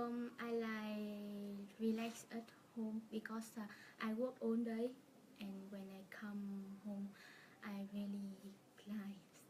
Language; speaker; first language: English; non-native, learner; Vietnamese